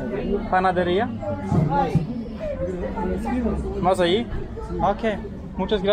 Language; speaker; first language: Spanish; non-native, learner; Swedish